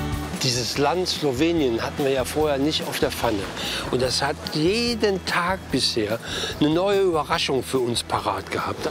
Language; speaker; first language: German; native; German